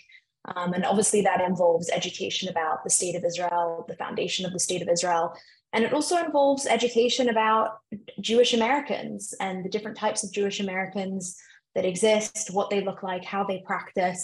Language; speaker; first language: English; native; English